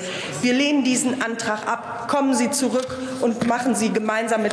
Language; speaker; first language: German; native; German